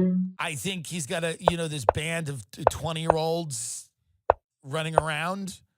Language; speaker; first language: English; native; English